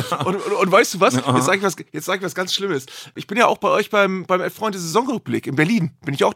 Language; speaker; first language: German; native; German